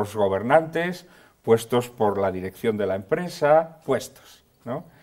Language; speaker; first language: Spanish; native; Spanish